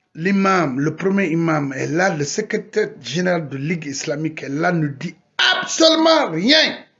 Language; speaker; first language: French; non-native, local second language; Susu